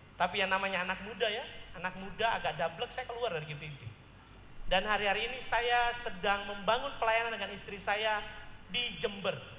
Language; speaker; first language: Indonesian; native; Indonesian